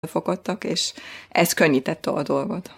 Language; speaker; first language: Hungarian; non-native, fluent; German